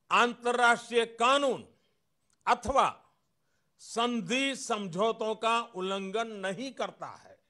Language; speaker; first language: Hindi; non-native, local second language; Gujarati